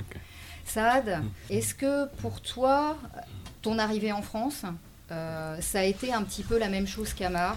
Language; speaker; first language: French; native; French